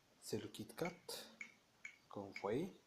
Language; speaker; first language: French; non-native, fluent; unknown